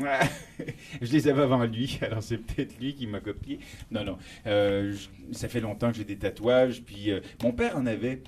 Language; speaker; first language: French; native; French